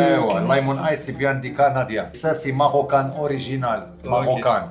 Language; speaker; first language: French; non-native, learner; Arabic